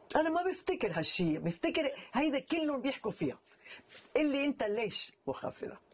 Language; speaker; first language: Arabic; early bilingual, heritage; Arabic